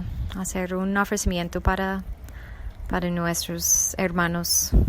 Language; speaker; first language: Spanish; non-native, fluent; English